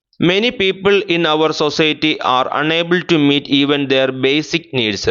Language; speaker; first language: English; non-native, local second language; Malayalam